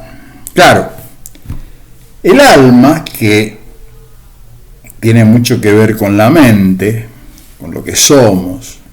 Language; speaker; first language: Spanish; native; Spanish